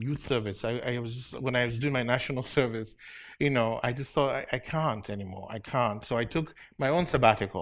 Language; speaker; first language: English; native; English